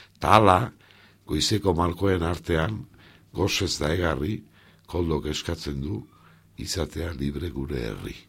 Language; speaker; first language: Basque; native; Basque